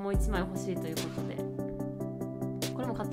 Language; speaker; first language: Japanese; native; Japanese